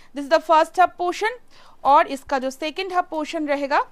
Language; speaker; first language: Hindi; non-native, local second language; Bangla